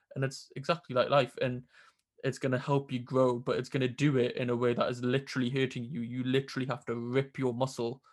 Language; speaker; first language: English; native; English